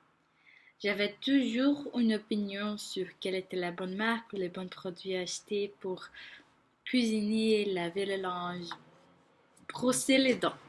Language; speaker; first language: French; non-native, fluent; Portuguese